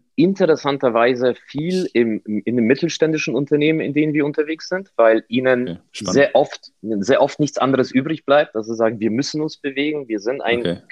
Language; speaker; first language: German; non-native, fluent; Polish